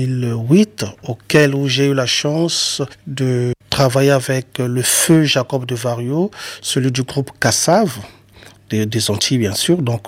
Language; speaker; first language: French; non-native, local second language; Kongo